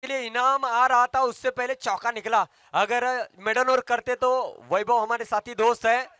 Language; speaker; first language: Hindi; non-native, local second language; Marathi